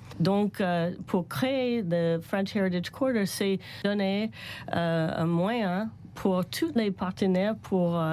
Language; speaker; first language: French; non-native, learner; English